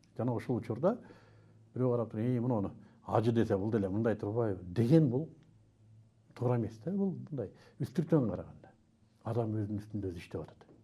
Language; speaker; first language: Kyrgyz; native; Kyrgyz